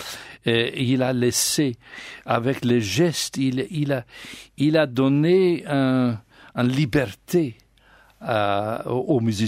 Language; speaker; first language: French; non-native, learner; English